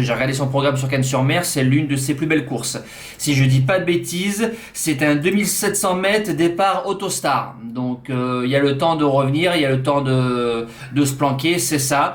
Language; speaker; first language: French; native; French